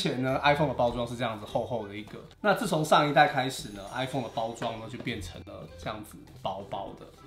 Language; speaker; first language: Chinese; native; Chinese